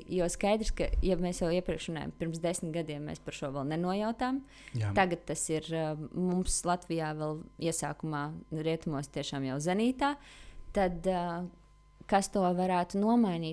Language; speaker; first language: Latvian; native; Latvian